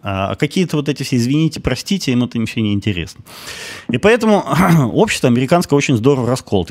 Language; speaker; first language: Russian; native; Russian